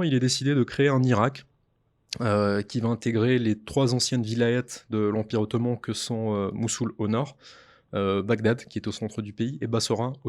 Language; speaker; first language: French; native; French